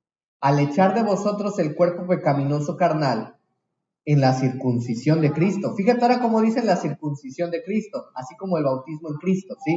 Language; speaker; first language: Spanish; native; Spanish